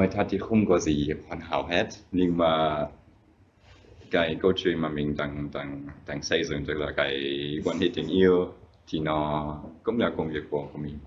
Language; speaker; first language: Vietnamese; non-native, fluent; German